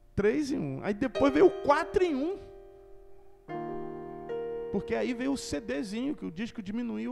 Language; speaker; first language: Portuguese; native; Portuguese